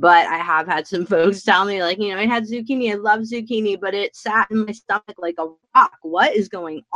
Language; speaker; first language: English; native; English